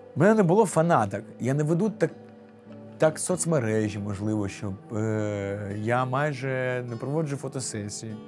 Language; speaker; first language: Ukrainian; non-native, local second language; Russian